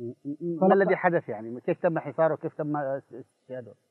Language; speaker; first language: Arabic; native; Arabic